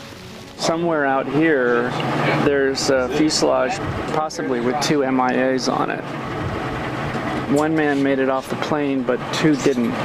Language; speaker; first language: English; native; English